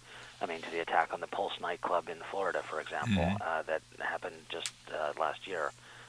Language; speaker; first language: English; native; English